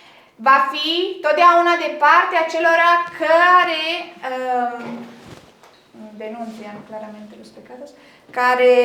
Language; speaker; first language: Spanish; non-native, fluent; Romanian